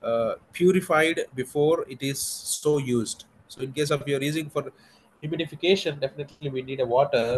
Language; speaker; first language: English; non-native, local second language; Telugu